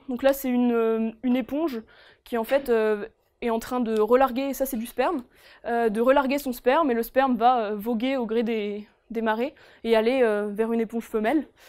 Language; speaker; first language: French; native; French